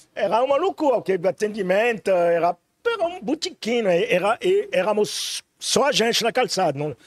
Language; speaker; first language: Portuguese; non-native, fluent; French